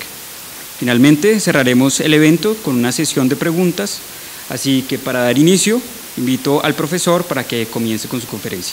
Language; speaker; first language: Spanish; native; Spanish